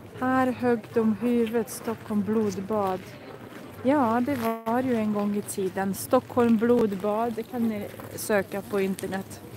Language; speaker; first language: Swedish; non-native, fluent; Russian